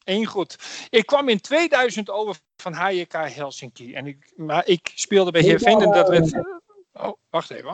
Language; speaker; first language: Dutch; native; Dutch